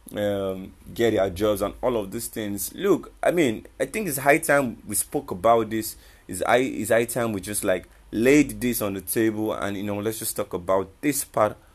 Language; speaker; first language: English; non-native, local second language; Yoruba